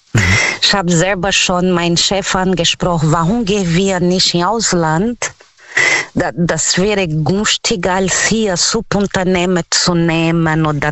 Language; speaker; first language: German; non-native, learner; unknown